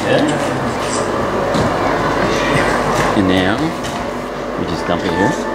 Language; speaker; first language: English; native; English